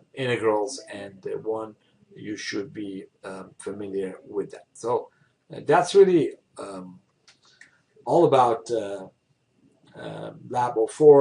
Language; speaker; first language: English; non-native, fluent; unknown